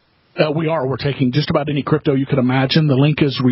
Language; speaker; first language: English; native; English